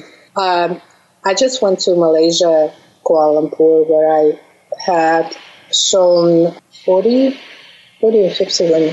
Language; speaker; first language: English; non-native, fluent; Russian